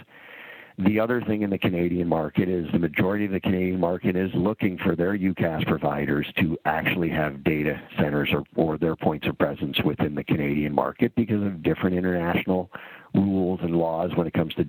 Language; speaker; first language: English; native; English